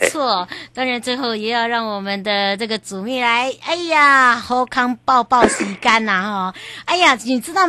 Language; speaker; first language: Chinese; native; Chinese